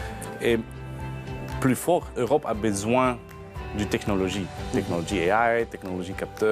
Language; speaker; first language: French; non-native, learner; Dutch